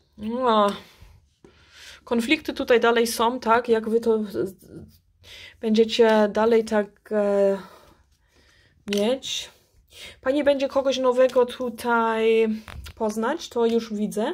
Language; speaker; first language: Polish; early bilingual, heritage; Polish